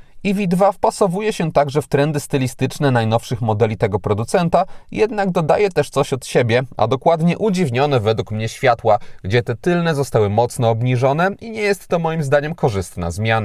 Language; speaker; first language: Polish; native; Polish